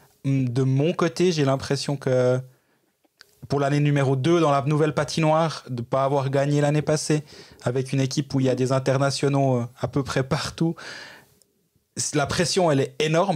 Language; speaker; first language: French; native; French